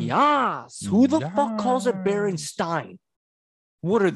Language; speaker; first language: English; native; English